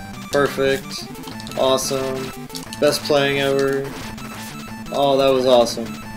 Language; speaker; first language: English; native; English